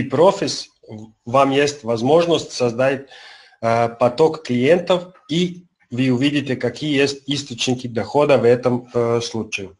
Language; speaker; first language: Russian; non-native, learner; Serbian